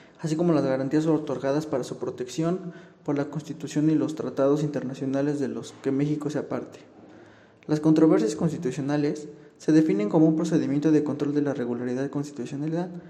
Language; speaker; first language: Spanish; native; Spanish